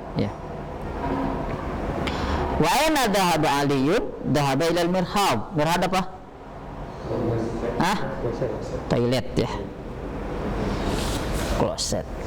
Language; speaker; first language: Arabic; non-native, fluent; Indonesian